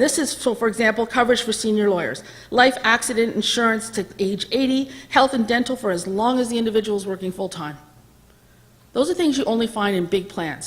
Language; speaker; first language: English; native; English